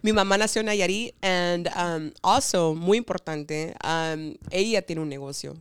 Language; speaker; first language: Spanish; early bilingual, heritage; Spanish